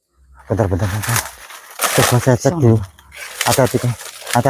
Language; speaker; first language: Indonesian; native; Indonesian